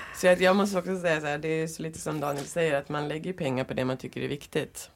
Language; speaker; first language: Swedish; native; Swedish